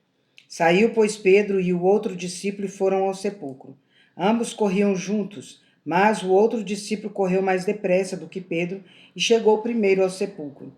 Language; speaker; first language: Portuguese; native; Portuguese